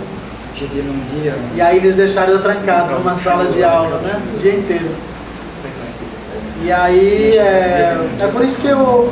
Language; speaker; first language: Portuguese; non-native, local second language; Guarani